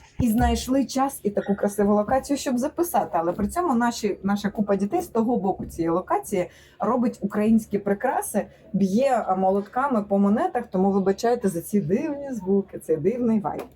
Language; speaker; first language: Ukrainian; non-native, local second language; Russian